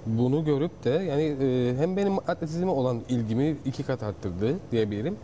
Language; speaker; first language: Turkish; native; Turkish